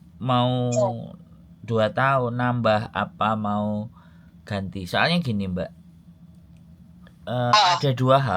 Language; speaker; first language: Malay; non-native, local second language; Javanese